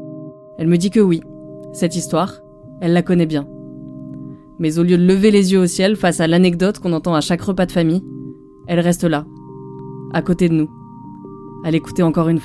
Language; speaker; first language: French; native; French